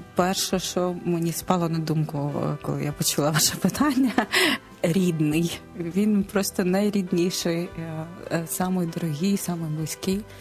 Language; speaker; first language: Ukrainian; non-native, local second language; Russian